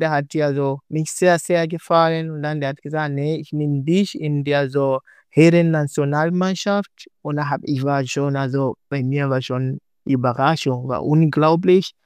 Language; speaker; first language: German; non-native, learner; Swahili